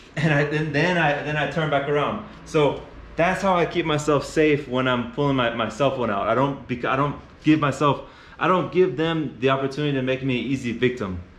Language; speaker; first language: English; native; English